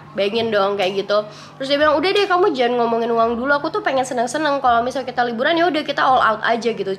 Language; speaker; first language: Indonesian; native; Indonesian